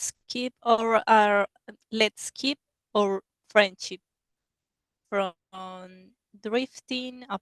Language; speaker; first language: English; non-native, learner; Spanish